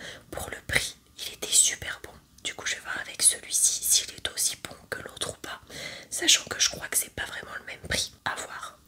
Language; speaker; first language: French; native; French